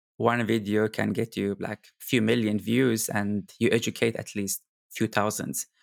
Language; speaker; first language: English; non-native, fluent; Arabic